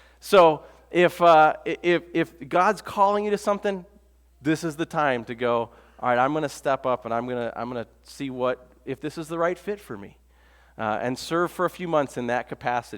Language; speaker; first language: English; native; English